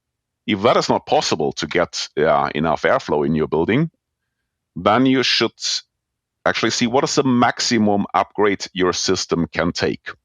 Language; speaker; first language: English; non-native, fluent; German